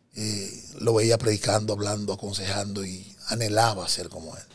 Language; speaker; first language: Spanish; native; Spanish